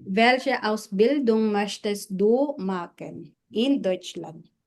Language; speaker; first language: German; non-native, fluent; Filipino